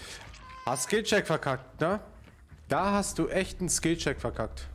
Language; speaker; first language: German; native; German